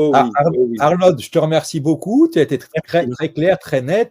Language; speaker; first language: French; native; French